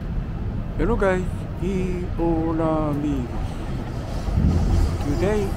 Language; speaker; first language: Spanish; non-native, learner; Japanese